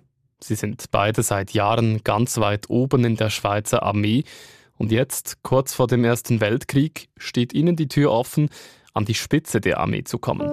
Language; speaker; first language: German; native; German